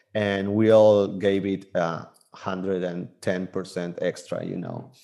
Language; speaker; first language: English; non-native, fluent; Spanish